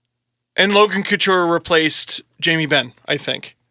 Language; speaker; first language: English; native; English